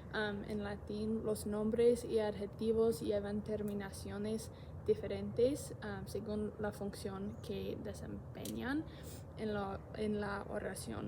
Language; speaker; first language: Spanish; non-native, learner; English